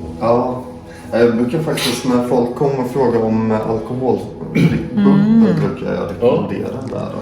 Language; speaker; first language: Swedish; native; Swedish